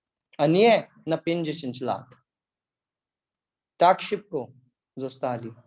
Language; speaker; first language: Polish; non-native, learner; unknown